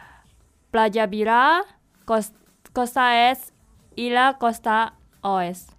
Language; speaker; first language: Catalan; non-native, learner; Indonesian